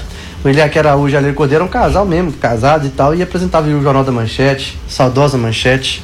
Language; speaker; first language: Portuguese; native; Portuguese